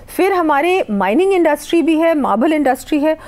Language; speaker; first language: Hindi; native; Hindi